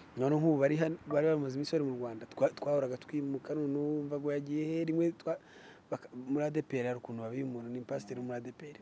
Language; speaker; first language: Kinyarwanda; early bilingual, other home language; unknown